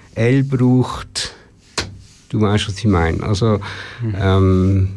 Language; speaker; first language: German; native; German